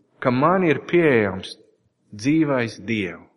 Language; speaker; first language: Latvian; non-native, learner; English